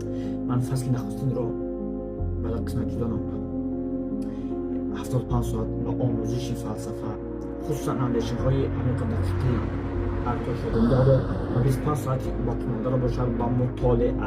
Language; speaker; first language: Persian; non-native, local second language; Tajik